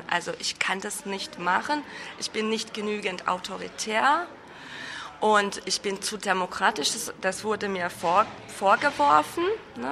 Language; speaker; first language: German; non-native, fluent; Hungarian